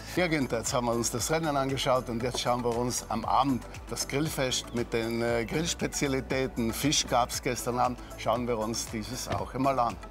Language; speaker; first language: German; native; German